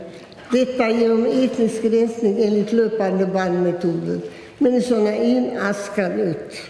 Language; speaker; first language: Swedish; non-native, fluent; Hungarian